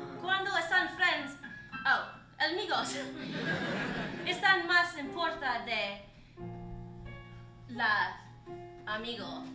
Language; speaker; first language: Spanish; non-native, learner; English